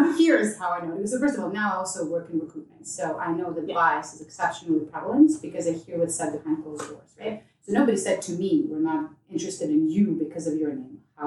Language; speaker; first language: English; non-native, fluent; Ukrainian